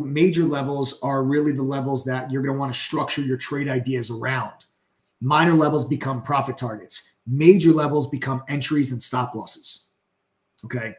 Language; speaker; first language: English; native; English